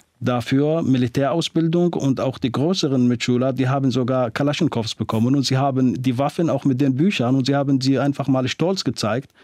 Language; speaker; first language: German; non-native, fluent; Arabic